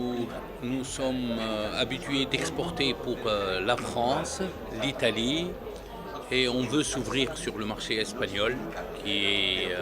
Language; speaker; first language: French; non-native, local second language; Arabic